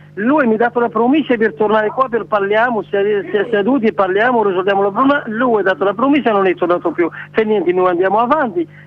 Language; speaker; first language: Italian; non-native, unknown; Arabic